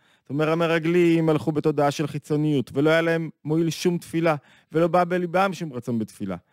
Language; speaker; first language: Hebrew; native; Hebrew